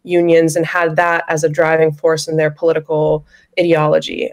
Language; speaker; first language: English; native; English